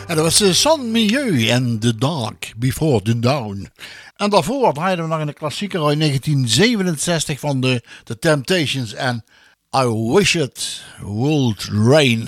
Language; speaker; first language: Dutch; native; Dutch